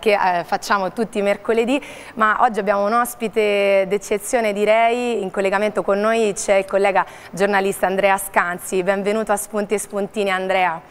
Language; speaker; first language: Italian; native; Italian